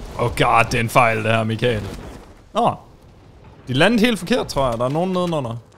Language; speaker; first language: Danish; native; Danish